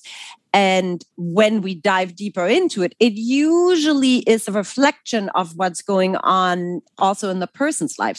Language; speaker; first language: English; non-native, fluent; German